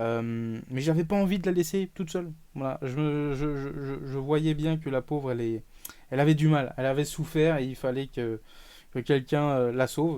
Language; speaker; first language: French; native; French